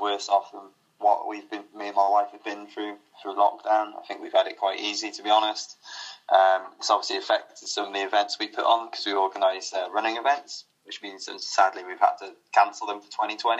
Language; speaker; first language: English; native; English